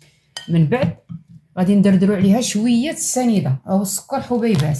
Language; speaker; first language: Arabic; native; Arabic